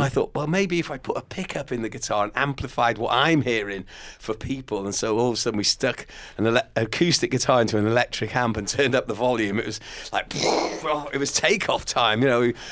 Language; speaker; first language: English; native; English